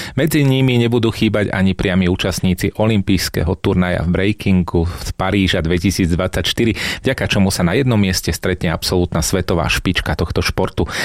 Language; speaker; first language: Slovak; native; Slovak